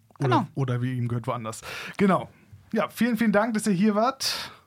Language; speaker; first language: German; native; German